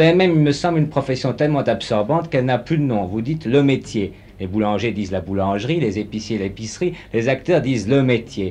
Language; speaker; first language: French; native; French